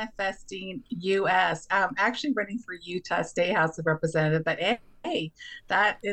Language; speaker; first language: English; native; English